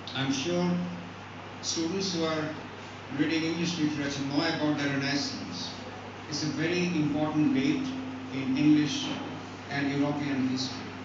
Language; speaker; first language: English; non-native, local second language; Bangla